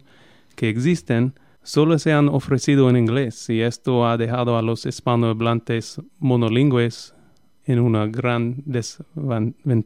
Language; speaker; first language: Spanish; non-native, fluent; English